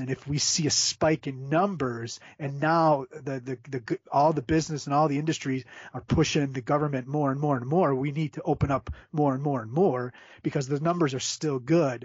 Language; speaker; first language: English; native; English